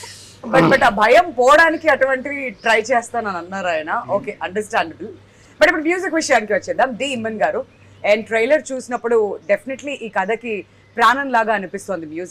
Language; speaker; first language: Telugu; native; Telugu